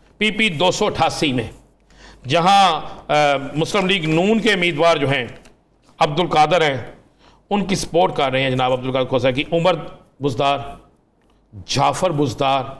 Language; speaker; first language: Urdu; non-native, local second language; Punjabi